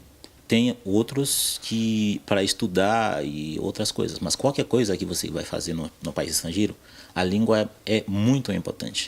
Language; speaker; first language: Portuguese; non-native, fluent; Haitian Creole